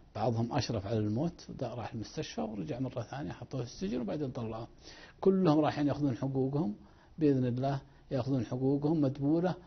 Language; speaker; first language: Arabic; native; Arabic